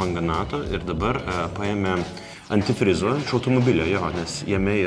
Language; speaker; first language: Lithuanian; native; Lithuanian